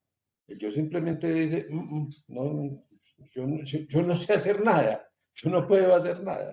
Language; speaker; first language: Spanish; native; Spanish